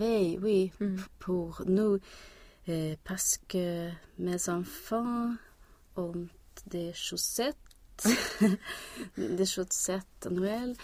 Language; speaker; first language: French; non-native, learner; Swedish